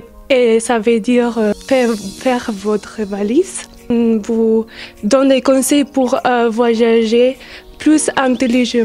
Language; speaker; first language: French; non-native, learner; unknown